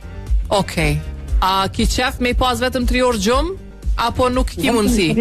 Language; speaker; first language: Albanian; native; Albanian